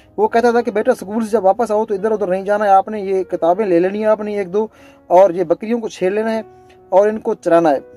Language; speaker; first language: Urdu; non-native, local second language; Saraiki